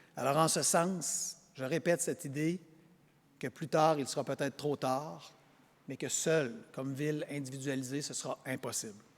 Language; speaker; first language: French; native; French